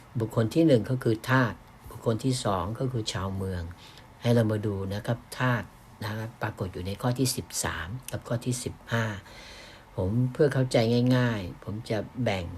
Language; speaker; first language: Thai; native; Thai